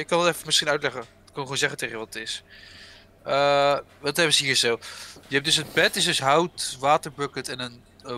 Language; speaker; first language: Dutch; native; Dutch